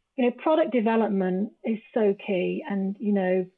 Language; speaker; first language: English; native; English